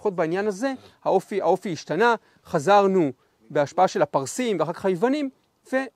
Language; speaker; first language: Hebrew; native; Hebrew